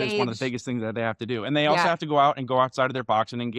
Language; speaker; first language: English; native; English